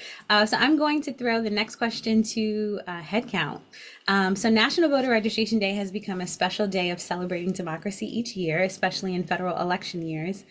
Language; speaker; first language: English; native; English